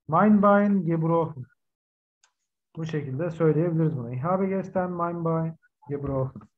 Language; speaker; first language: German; non-native, fluent; Turkish